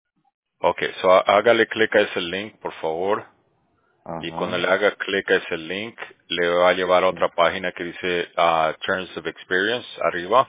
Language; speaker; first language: Spanish; native; Spanish